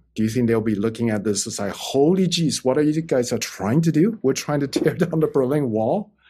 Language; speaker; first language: English; non-native, fluent; Chinese